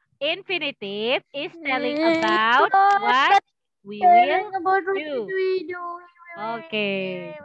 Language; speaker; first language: English; non-native, learner; Indonesian